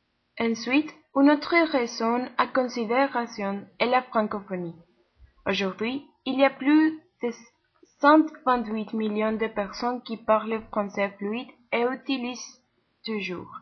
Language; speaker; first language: French; non-native, learner; Spanish